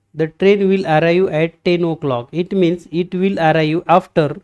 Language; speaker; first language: English; non-native, local second language; Marathi